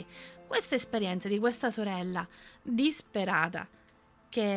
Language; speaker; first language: Italian; native; Italian